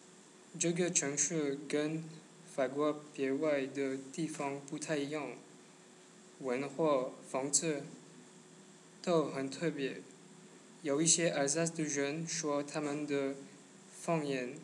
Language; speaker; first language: Chinese; non-native, learner; French